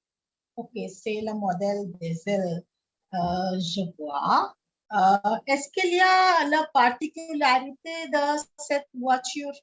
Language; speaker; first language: French; non-native, learner; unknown